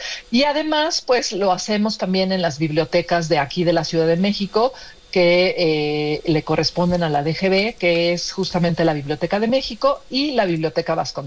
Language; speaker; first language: Spanish; native; Spanish